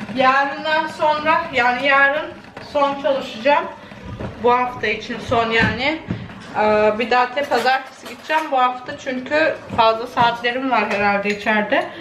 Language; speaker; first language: Turkish; early bilingual, heritage; Turkish